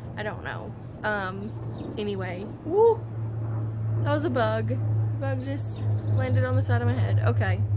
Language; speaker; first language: English; native; English